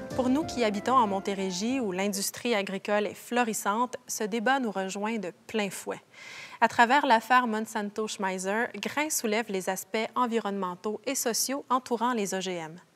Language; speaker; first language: French; native; French